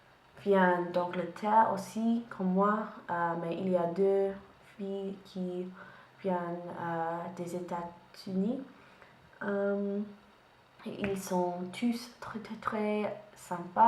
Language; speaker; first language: French; non-native, learner; English